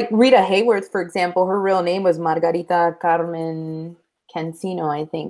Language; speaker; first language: English; early bilingual, other home language; Spanish